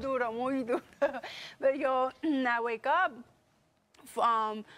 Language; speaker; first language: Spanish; early bilingual, heritage; English